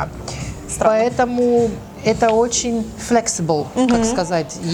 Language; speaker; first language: Russian; non-native, learner; Portuguese